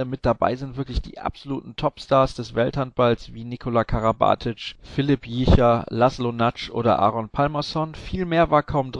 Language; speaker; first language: German; native; German